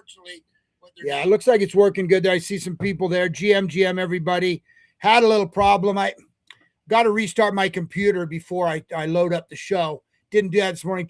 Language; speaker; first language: English; native; English